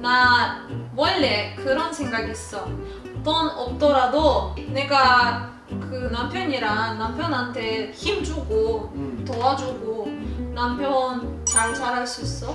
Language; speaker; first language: Korean; non-native, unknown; Russian